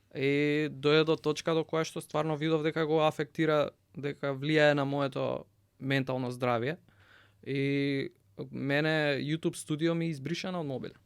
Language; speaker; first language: Macedonian; native; Macedonian